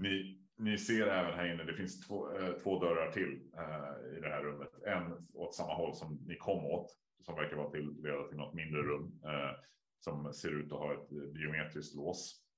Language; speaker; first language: Swedish; native; Swedish